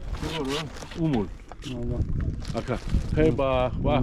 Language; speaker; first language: Korean; non-native, learner; Uzbek